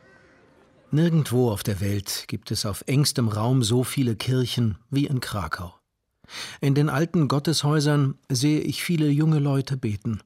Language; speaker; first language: German; native; German